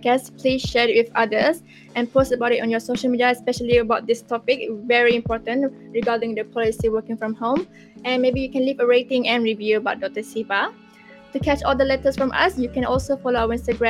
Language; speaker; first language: English; non-native, local second language; Malay